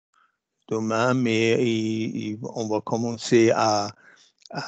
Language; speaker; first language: French; non-native, fluent; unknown